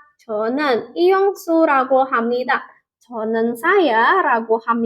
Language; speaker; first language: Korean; non-native, fluent; Indonesian